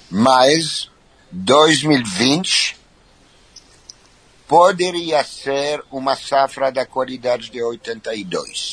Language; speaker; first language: Portuguese; non-native, fluent; French